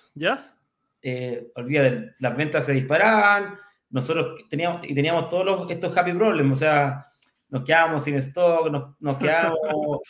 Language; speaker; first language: Spanish; native; Spanish